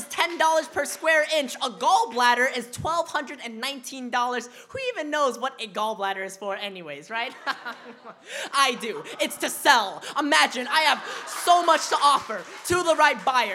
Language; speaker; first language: English; early bilingual, other home language; Vietnamese